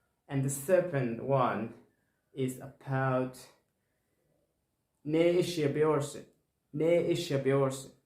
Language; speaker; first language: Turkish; non-native, learner; Somali